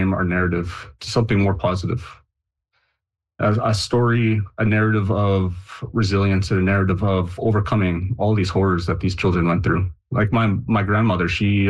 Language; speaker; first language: English; native; English